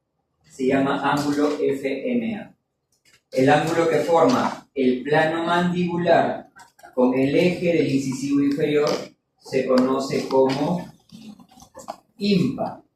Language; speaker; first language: Spanish; native; Spanish